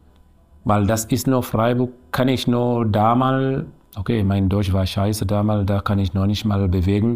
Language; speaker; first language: German; non-native, learner; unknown